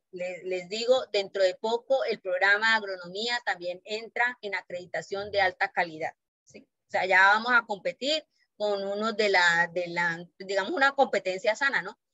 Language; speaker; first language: Spanish; native; Spanish